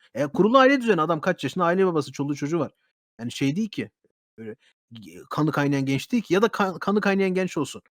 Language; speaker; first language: Turkish; early bilingual, heritage; Turkish